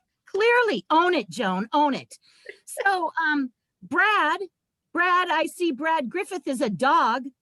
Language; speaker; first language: English; native; English